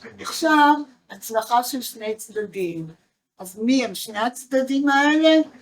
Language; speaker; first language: Hebrew; native; Hebrew